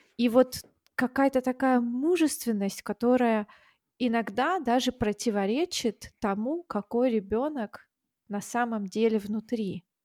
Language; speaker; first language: Russian; native; Russian